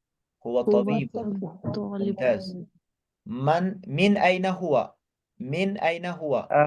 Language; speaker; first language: Arabic; non-native, fluent; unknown